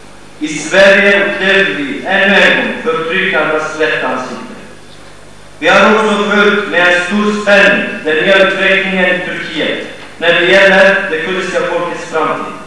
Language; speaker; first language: Swedish; non-native, fluent; Kurdish